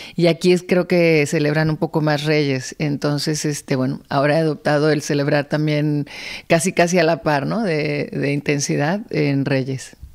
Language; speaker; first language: Spanish; native; Spanish